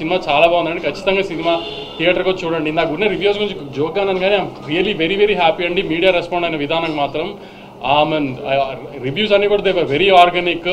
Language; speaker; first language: Telugu; native; Telugu